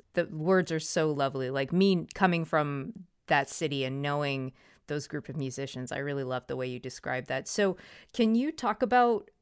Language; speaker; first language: English; native; English